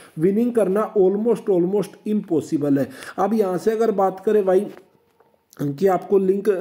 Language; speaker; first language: Hindi; native; Hindi